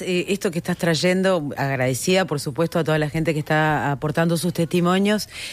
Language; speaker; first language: Spanish; native; Spanish